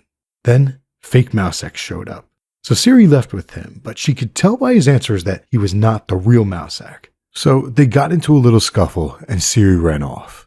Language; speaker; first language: English; native; English